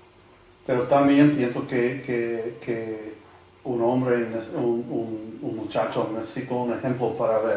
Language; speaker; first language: Spanish; non-native, fluent; English